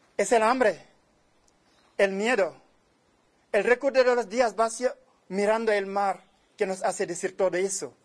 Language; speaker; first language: Spanish; non-native, fluent; Wolof